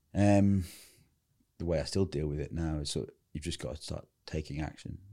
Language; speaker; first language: English; native; English